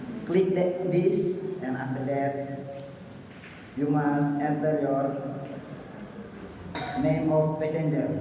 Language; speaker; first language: English; non-native, learner; Indonesian